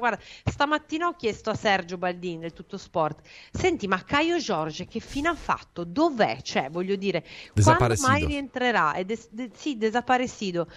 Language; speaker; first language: Italian; native; Italian